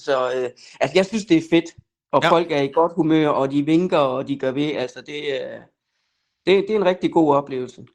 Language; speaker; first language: Danish; native; Danish